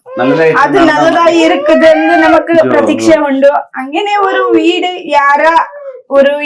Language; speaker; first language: Malayalam; non-native, learner; Tamil